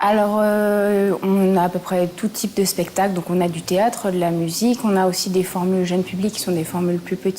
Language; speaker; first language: French; native; French